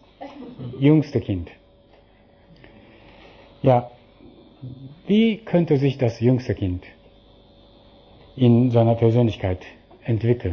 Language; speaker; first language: German; non-native, fluent; Japanese